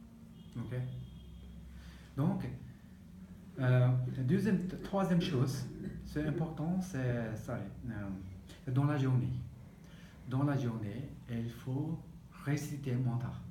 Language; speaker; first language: French; non-native, learner; Tibetan